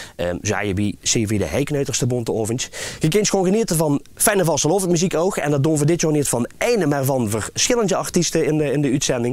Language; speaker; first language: Dutch; native; Dutch